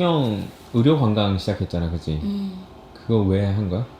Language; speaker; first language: Korean; native; Korean